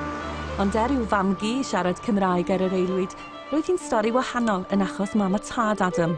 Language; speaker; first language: Welsh; native; Welsh